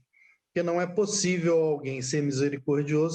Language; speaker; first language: Portuguese; native; Portuguese